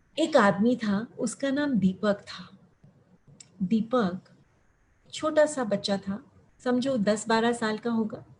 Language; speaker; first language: Hindi; early bilingual, heritage; Hindi